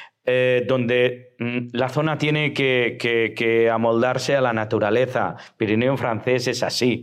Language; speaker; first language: Spanish; native; Spanish